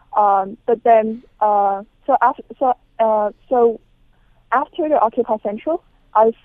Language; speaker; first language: English; non-native, local second language; Cantonese